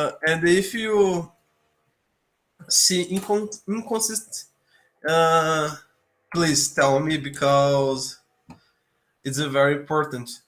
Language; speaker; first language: English; non-native, learner; Portuguese